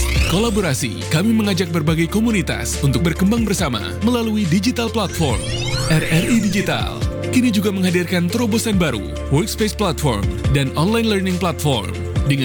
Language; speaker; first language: Indonesian; native; Indonesian